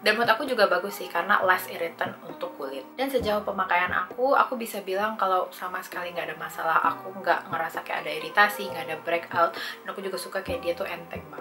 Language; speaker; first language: Indonesian; native; Indonesian